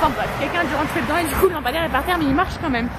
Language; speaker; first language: French; native; French